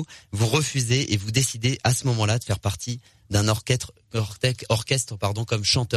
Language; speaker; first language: French; native; French